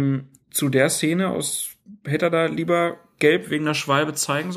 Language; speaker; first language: German; native; German